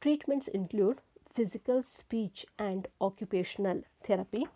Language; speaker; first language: English; non-native, local second language; Kannada